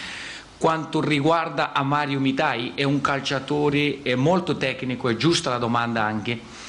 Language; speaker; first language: Italian; non-native, fluent; Portuguese